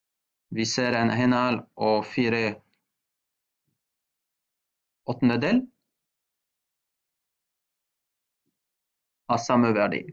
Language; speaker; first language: Norwegian; non-native, fluent; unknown